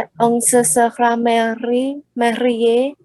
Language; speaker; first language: French; non-native, learner; Indonesian